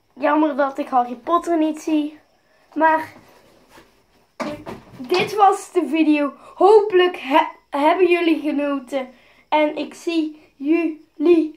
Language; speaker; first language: Dutch; native; Dutch